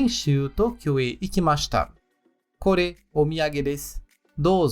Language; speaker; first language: Japanese; non-native, learner; Portuguese